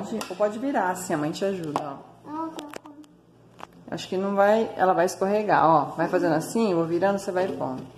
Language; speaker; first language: Portuguese; native; Portuguese